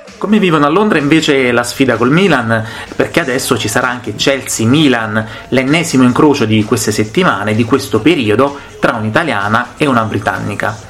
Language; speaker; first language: Italian; native; Italian